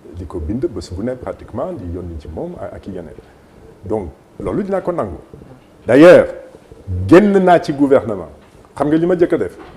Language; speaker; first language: Wolof; native; Wolof